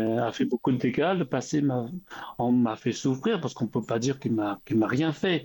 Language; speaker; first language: French; early bilingual, other home language; Khmer